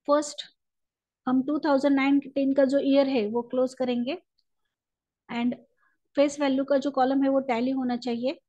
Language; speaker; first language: Hindi; non-native, local second language; Marathi